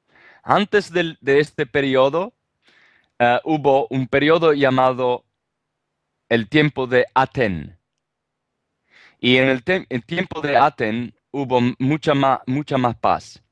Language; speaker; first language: Spanish; non-native, fluent; Italian